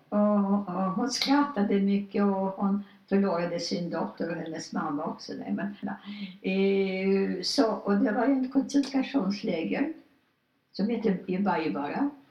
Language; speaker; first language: Swedish; non-native, fluent; Polish